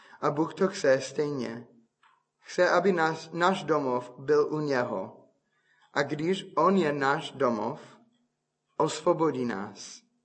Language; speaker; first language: Czech; non-native, fluent; English